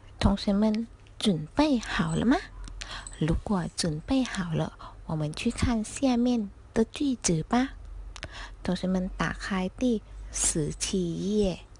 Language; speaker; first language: Chinese; non-native, fluent; Thai